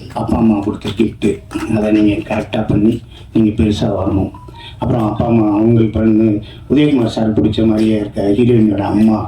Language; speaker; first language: Tamil; native; Tamil